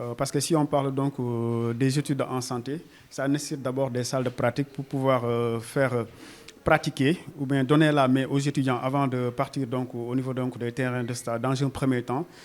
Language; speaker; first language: French; non-native, local second language; Wolof